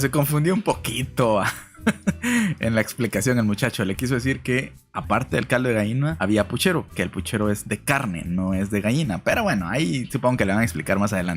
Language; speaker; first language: Spanish; native; Spanish